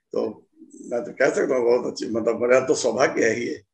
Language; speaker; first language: Hindi; native; Hindi